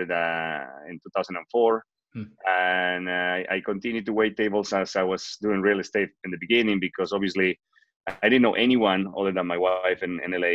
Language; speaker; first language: English; non-native, fluent; Spanish